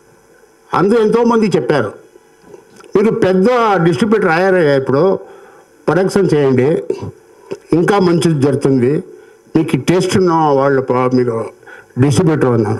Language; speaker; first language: Telugu; non-native, learner; Kannada